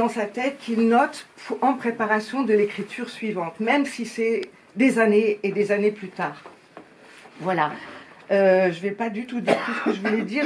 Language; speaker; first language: French; native; French